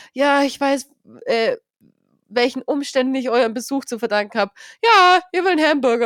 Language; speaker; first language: German; native; German